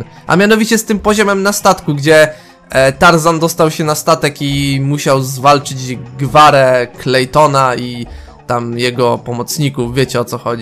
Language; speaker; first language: Polish; native; Polish